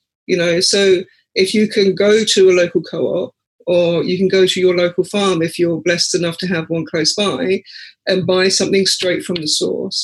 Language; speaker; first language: English; native; English